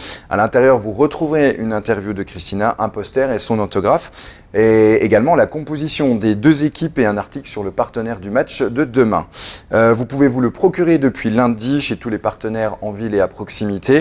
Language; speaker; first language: French; native; French